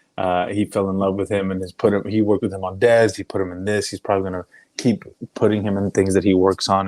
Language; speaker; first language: English; native; English